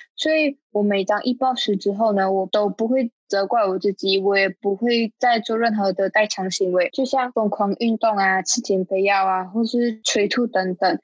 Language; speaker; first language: Chinese; native; Chinese